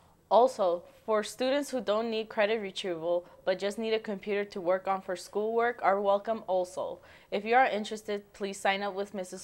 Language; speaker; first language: English; early bilingual, other home language; Spanish